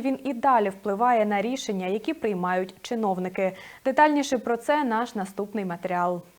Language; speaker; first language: Ukrainian; native; Ukrainian